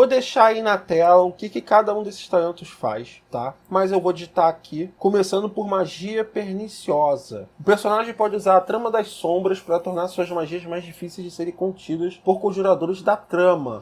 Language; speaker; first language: Portuguese; native; Portuguese